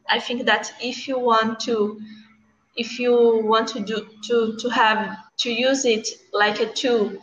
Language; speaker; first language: English; non-native, learner; Portuguese